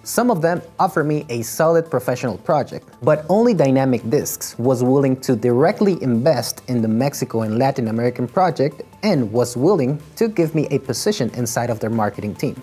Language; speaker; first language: English; non-native, fluent; Spanish